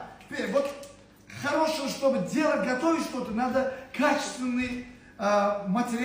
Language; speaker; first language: Russian; non-native, local second language; Turkmen